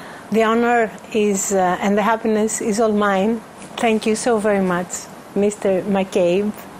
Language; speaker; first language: English; non-native, fluent; Greek